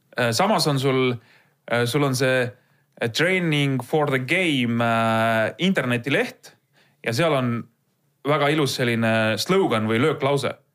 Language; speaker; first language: Estonian; native; Estonian